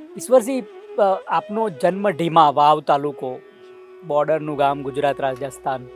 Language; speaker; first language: Gujarati; native; Gujarati